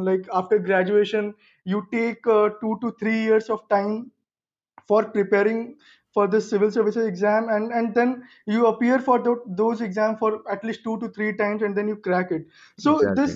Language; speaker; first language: English; non-native, local second language; Hindi